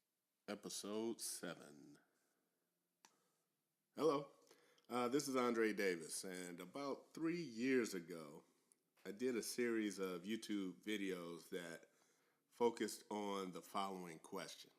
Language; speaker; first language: English; native; English